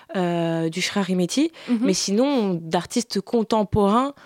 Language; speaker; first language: French; native; French